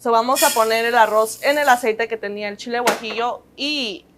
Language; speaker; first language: Spanish; early bilingual, other home language; English